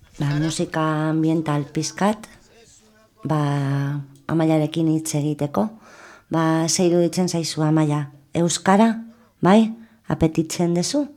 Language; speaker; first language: Basque; non-native, local second language; Spanish